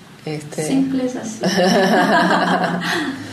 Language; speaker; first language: Spanish; non-native, learner; Portuguese